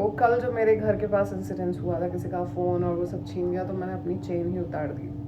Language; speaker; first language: Hindi; native; Hindi